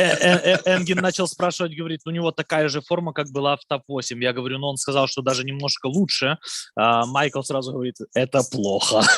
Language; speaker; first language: Russian; native; Russian